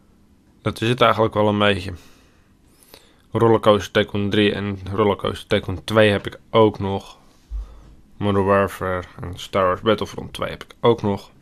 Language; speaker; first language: Dutch; native; Dutch